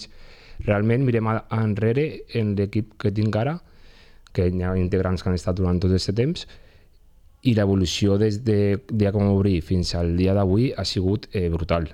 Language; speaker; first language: Catalan; native; Catalan